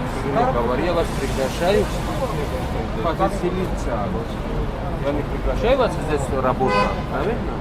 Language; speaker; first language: Russian; non-native, local second language; Tajik